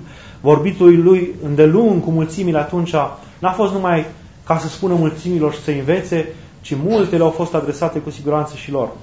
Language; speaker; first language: Romanian; native; Romanian